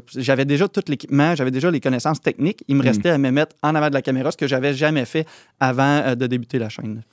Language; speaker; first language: French; native; French